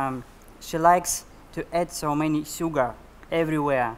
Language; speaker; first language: English; non-native, learner; Russian